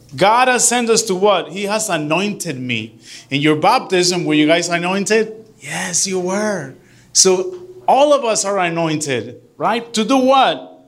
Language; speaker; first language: English; early bilingual, other home language; Spanish